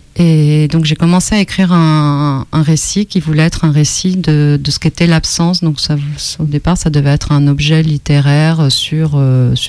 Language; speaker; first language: French; non-native, fluent; Spanish